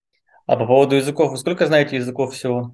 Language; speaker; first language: Russian; native; Russian